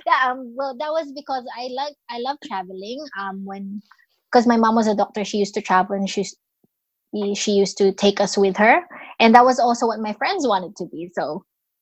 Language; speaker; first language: English; non-native, local second language; Filipino